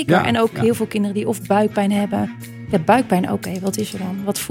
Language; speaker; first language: Dutch; native; Dutch